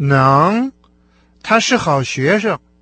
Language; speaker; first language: Chinese; non-native, fluent; Russian